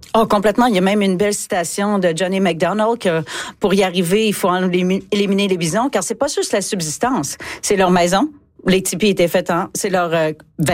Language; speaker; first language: French; native; French